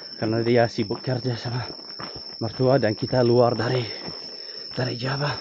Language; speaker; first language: Indonesian; non-native, fluent; English